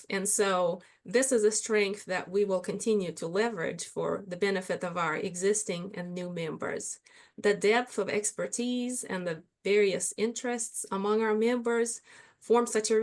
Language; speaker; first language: English; non-native, fluent; Russian